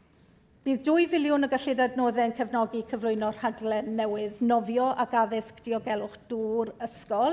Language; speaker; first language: Welsh; native; Welsh